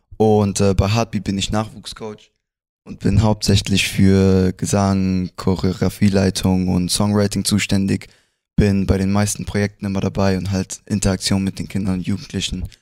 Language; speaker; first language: German; early bilingual, other home language; Spanish